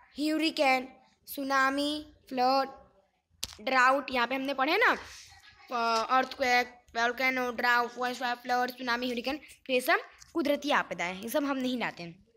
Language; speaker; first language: Hindi; non-native, local second language; Gujarati